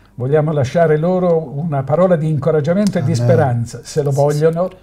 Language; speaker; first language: Italian; native; Italian